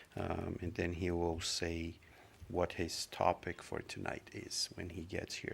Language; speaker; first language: English; non-native, fluent; Portuguese